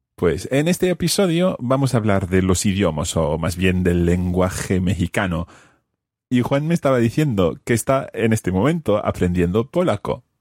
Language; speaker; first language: Spanish; non-native, fluent; English